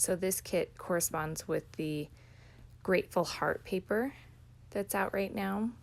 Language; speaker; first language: English; native; English